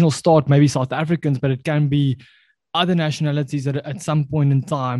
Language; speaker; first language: English; non-native, local second language; Afrikaans